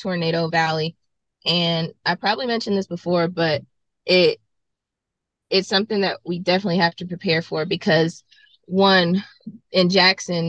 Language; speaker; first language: English; native; English